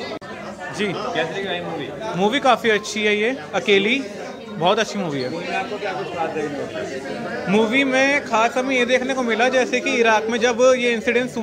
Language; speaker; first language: Hindi; native; Hindi